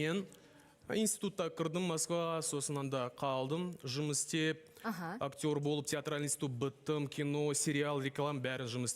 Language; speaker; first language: Kazakh; non-native, local second language; Russian